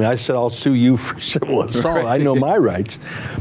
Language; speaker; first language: English; native; English